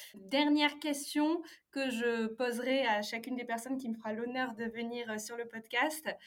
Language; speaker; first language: French; native; French